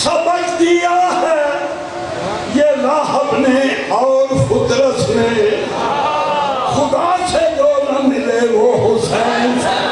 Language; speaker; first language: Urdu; non-native, local second language; Punjabi